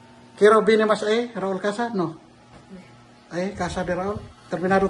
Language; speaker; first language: Spanish; non-native, learner; Filipino